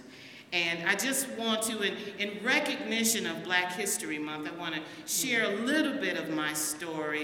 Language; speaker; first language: English; native; English